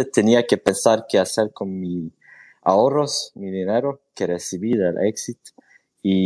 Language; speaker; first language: Spanish; non-native, fluent; Swedish